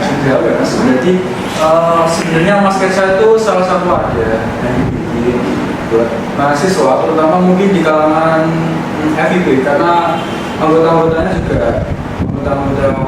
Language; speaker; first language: Indonesian; native; Indonesian